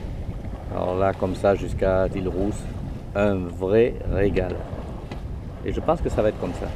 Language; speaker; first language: French; native; French